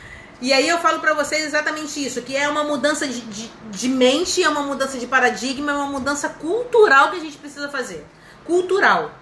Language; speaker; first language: Portuguese; native; Portuguese